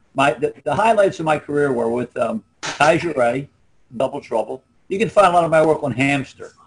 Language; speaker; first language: English; native; English